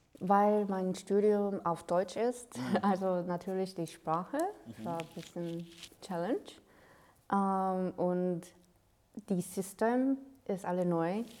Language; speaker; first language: German; non-native, learner; Korean